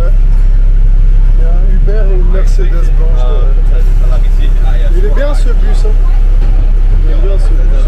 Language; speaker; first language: French; native; French